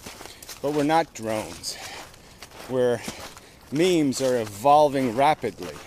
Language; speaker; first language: English; native; English